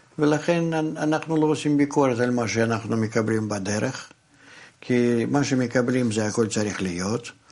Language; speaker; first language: Hebrew; non-native, fluent; Russian